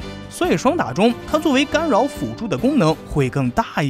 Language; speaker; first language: Chinese; native; Chinese